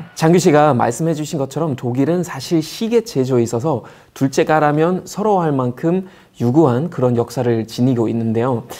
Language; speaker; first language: Korean; non-native, fluent; German